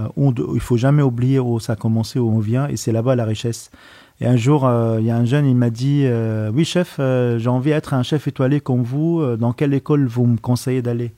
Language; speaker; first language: French; non-native, fluent; Arabic